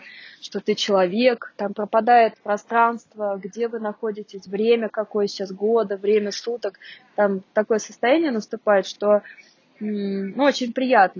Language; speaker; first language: Russian; native; Russian